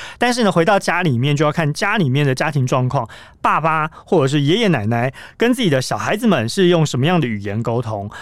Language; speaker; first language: Chinese; native; Chinese